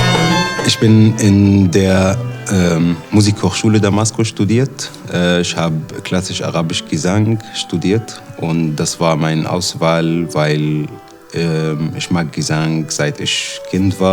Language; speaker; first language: German; non-native, learner; Arabic